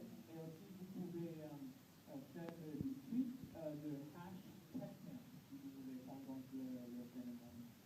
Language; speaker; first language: French; non-native, learner; English